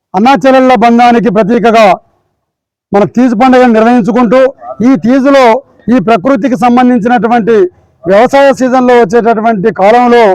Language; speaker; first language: Telugu; non-native, local second language; Lambadi